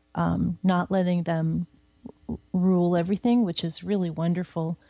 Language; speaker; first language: English; native; English